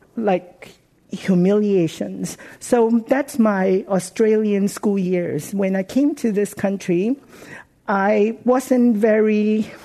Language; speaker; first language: English; non-native, local second language; Cantonese